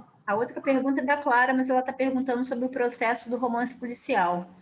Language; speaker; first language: Portuguese; native; Portuguese